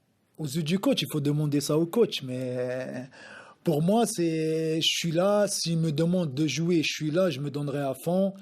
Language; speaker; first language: French; non-native, local second language; Arabic